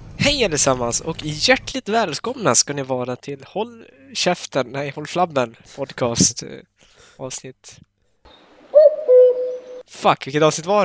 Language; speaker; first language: Swedish; native; Swedish